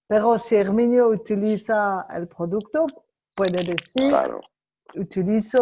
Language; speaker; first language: Spanish; non-native, fluent; French